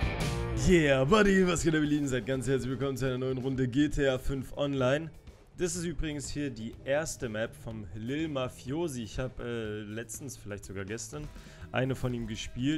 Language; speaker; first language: German; native; German